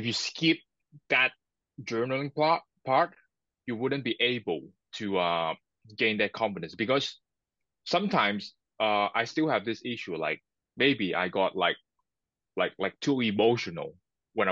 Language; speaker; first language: English; non-native, local second language; Cantonese